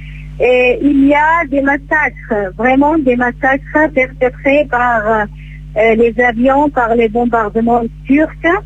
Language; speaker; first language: French; non-native, fluent; Kurdish